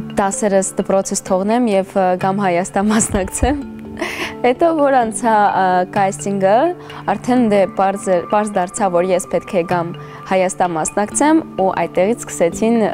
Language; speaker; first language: Armenian; early bilingual, heritage; Armenian